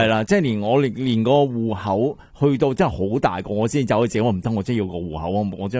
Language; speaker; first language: Cantonese; native; Cantonese